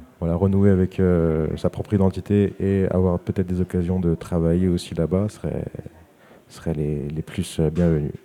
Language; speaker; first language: French; native; French